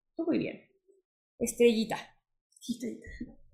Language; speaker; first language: Spanish; native; Spanish